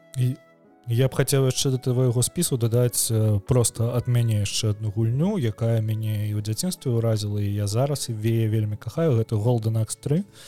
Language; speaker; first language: Belarusian; non-native, local second language; Russian